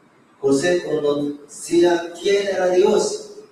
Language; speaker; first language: Spanish; non-native, fluent; Korean